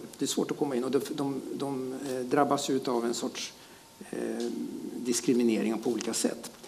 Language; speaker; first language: Swedish; early bilingual, other home language; German